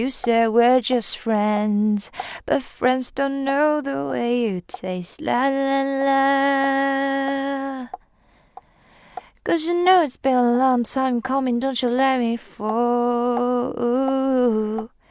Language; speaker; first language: English; non-native, fluent; Chinese